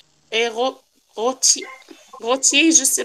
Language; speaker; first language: French; non-native, local second language; Arabic